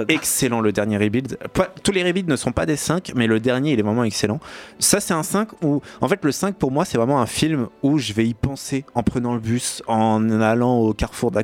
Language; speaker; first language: French; native; French